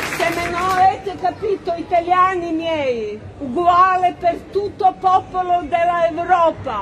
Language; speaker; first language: Italian; non-native, fluent; Croatian